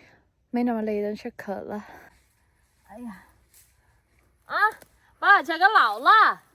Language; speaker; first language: Chinese; non-native, learner; Filipino